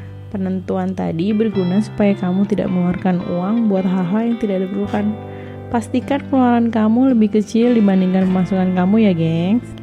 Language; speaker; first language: Indonesian; native; Indonesian